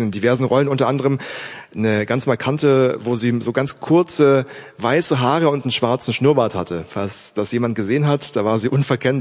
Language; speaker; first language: German; native; German